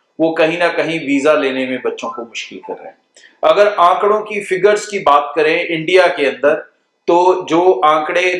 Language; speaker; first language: Hindi; non-native, local second language; Punjabi